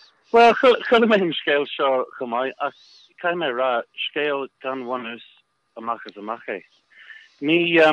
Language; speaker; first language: Irish; non-native, local second language; English